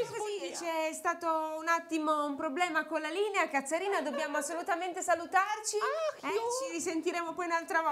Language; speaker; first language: Italian; native; Italian